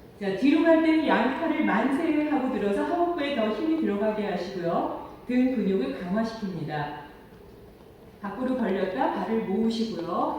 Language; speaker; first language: Korean; native; Korean